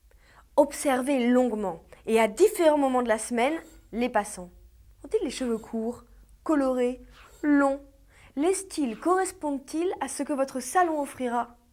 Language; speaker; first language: French; native; French